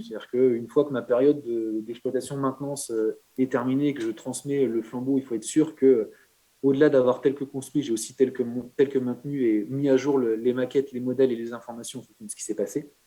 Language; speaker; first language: French; native; French